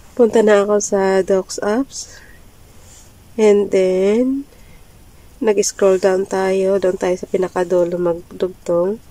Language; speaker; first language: Filipino; non-native, local second language; Masbatenyo